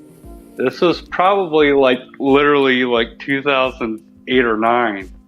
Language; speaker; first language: English; native; English